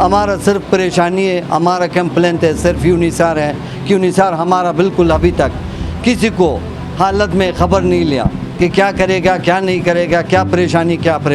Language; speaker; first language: Hindi; non-native, learner; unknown